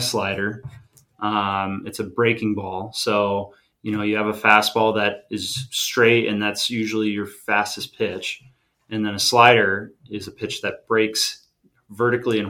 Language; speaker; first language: English; native; English